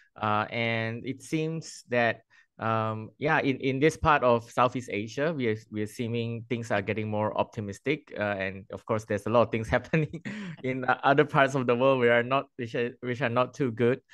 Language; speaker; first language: English; non-native, local second language; Chinese